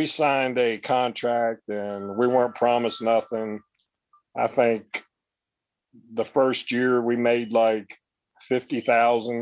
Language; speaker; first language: English; native; English